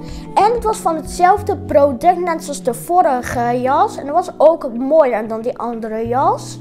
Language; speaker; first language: Dutch; non-native, learner; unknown